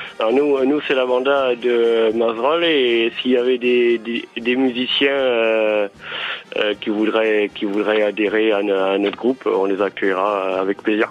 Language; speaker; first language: French; native; French